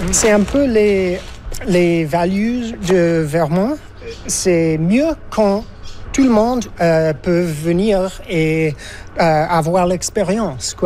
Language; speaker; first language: French; non-native, learner; English